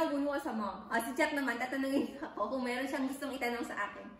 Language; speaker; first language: Chinese; non-native, learner; Filipino